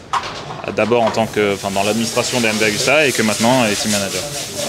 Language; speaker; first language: French; native; French